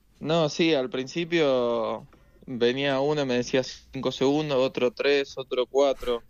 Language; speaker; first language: Spanish; native; Spanish